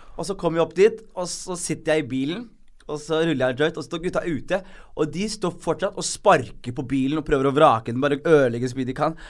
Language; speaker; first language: Norwegian; early bilingual, other home language; Somali